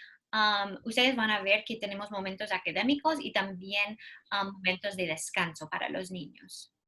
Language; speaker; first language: Spanish; non-native, learner; English